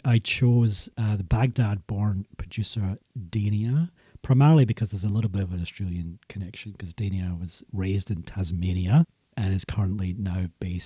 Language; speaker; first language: English; native; English